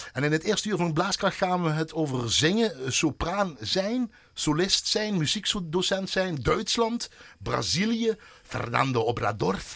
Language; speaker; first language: Dutch; native; Dutch